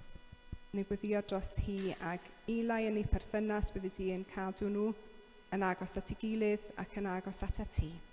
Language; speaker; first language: Welsh; native; Welsh